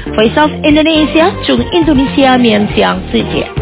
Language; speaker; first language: Chinese; non-native, fluent; Indonesian